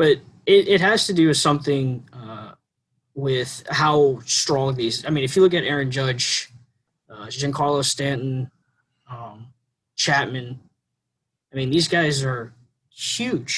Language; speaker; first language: English; native; English